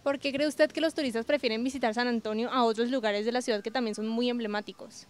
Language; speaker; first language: Spanish; native; Spanish